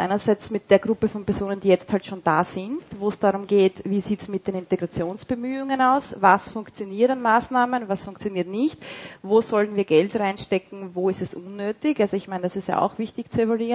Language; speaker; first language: German; native; German